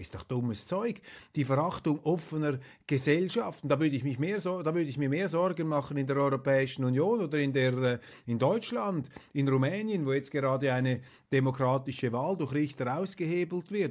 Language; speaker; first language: German; native; German